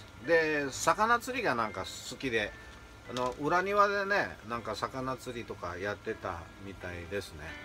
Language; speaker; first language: Japanese; native; Japanese